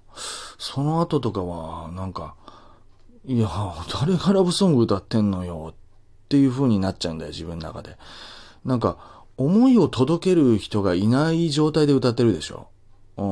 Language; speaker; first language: Japanese; native; Japanese